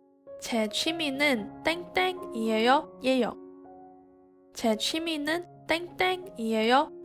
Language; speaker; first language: Korean; non-native, fluent; Chinese